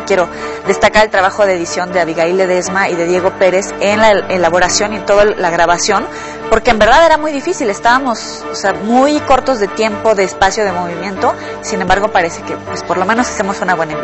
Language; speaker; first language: Spanish; native; Spanish